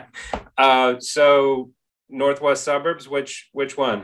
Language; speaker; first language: English; native; English